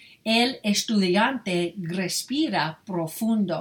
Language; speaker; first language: Spanish; non-native, fluent; English